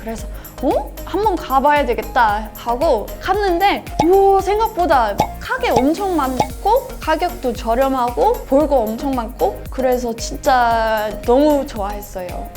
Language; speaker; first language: Korean; non-native, fluent; English